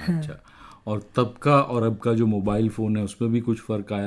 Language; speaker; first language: Hindi; native; Hindi